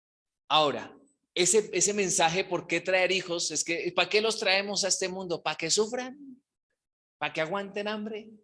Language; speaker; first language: Spanish; native; Spanish